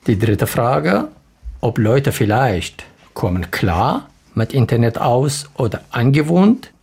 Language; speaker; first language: German; non-native, learner; Arabic